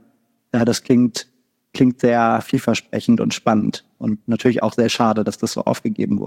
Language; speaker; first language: German; native; German